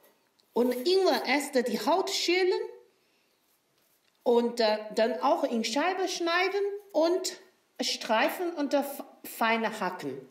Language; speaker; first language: German; non-native, learner; Chinese